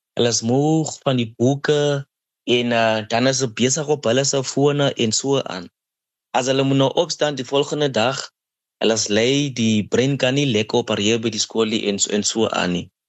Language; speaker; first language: Afrikaans; non-native, local second language; Xhosa